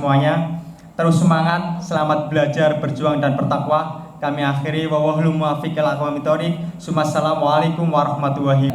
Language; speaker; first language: Indonesian; native; Indonesian